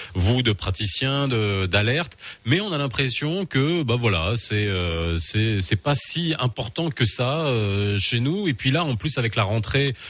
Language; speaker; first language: French; non-native, local second language; Arabic